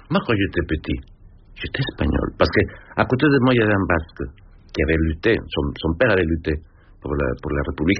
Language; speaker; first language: French; non-native, fluent; Spanish